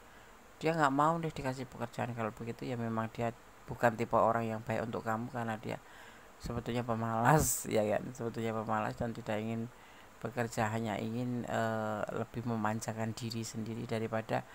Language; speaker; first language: Indonesian; native; Indonesian